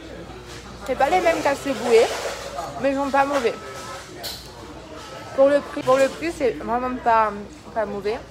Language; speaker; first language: French; native; French